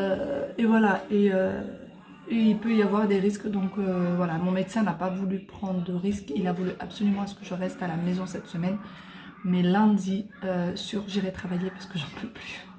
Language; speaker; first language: French; native; French